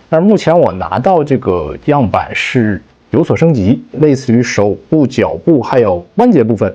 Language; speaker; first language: Chinese; native; Chinese